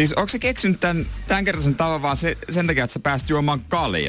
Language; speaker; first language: Finnish; native; Finnish